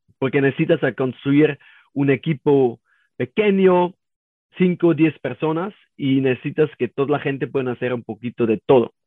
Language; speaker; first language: Spanish; non-native, learner; German